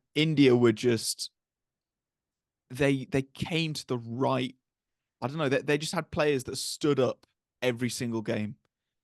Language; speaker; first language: English; native; English